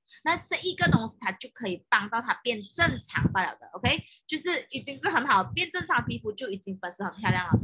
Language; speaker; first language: Chinese; native; Chinese